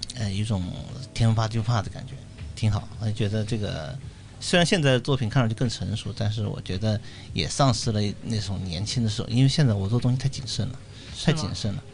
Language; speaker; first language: Chinese; native; Chinese